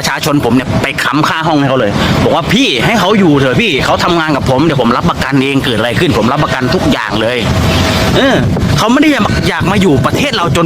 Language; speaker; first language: Thai; native; Thai